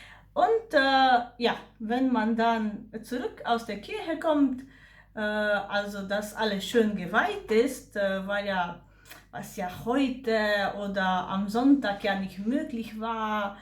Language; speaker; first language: German; non-native, fluent; Slovenian